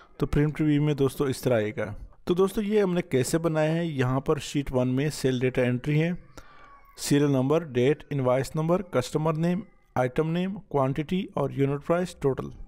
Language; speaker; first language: Urdu; non-native, local second language; Punjabi